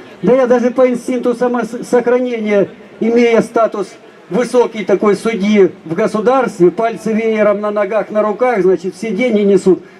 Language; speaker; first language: Russian; native; Russian